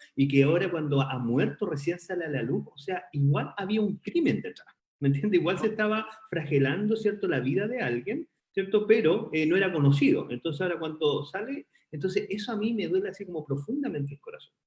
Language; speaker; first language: Spanish; native; Spanish